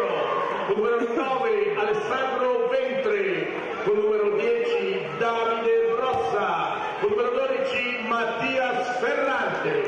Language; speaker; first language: Italian; native; Italian